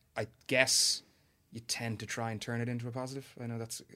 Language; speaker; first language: English; native; English